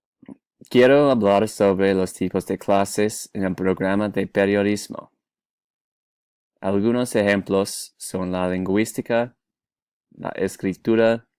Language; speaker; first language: Spanish; non-native, learner; English